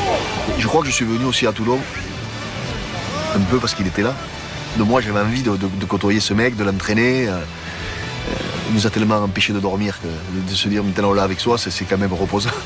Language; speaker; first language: French; native; French